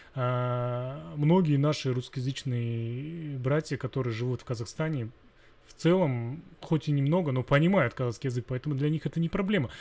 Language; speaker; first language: Russian; non-native, local second language; Kazakh